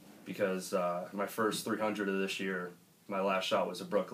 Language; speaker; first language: English; native; English